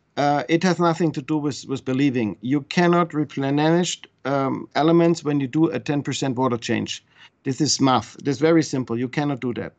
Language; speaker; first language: English; non-native, fluent; German